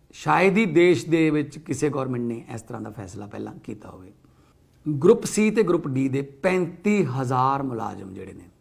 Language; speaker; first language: Punjabi; native; Punjabi